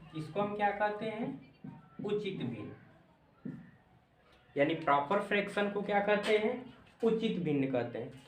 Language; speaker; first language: Hindi; native; Hindi